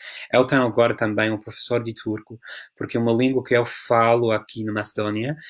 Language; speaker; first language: Portuguese; non-native, fluent; English